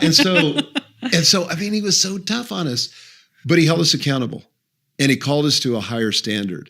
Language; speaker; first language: English; native; English